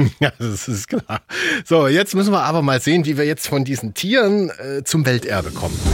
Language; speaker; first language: German; native; German